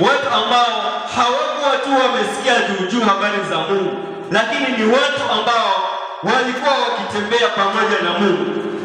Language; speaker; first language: Swahili; non-native, local second language; Kamba